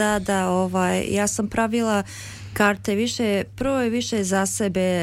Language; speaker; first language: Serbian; early bilingual, heritage; Serbian